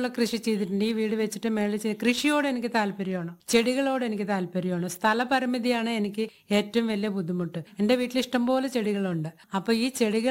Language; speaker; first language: Malayalam; non-native, local second language; Tamil